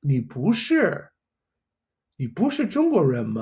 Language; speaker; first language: Chinese; non-native, fluent; English